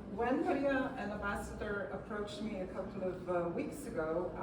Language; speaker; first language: English; non-native, fluent; Slovenian